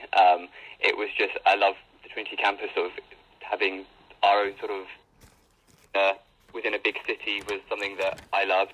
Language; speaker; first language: English; native; English